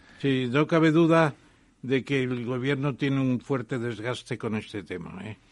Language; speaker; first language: Spanish; native; Spanish